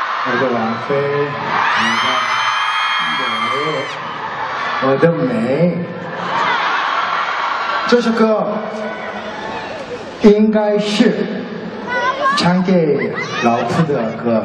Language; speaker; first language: Chinese; non-native, learner; Korean